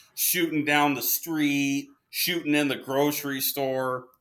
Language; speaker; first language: English; native; English